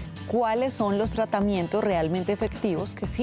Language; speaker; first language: Spanish; native; Spanish